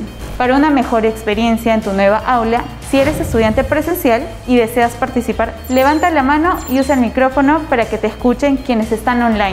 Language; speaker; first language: Spanish; native; Spanish